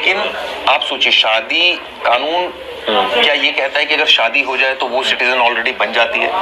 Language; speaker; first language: Hindi; native; Hindi